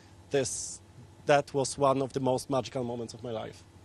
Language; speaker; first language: English; non-native, fluent; Polish